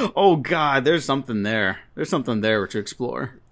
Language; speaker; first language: English; early bilingual, other home language; Spanish